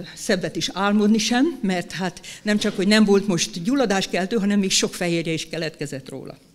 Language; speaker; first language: Hungarian; native; Hungarian